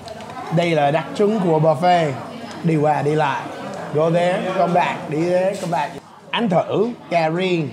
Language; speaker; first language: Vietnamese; non-native, fluent; English